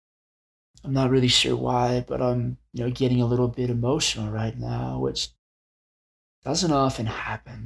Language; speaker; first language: English; native; English